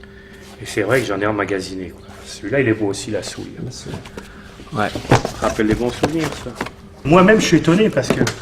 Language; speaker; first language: French; native; French